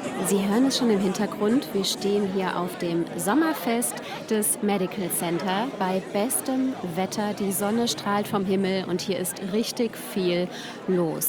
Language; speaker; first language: German; native; German